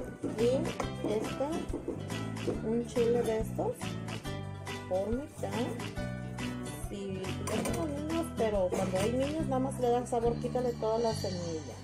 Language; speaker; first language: Spanish; native; Spanish